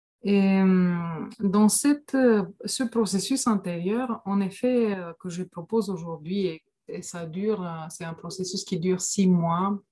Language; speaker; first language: French; non-native, fluent; Romanian